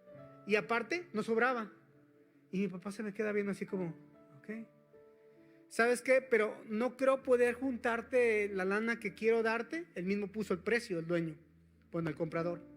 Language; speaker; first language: Spanish; native; Spanish